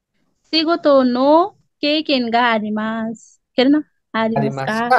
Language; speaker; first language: Japanese; non-native, learner; Nepali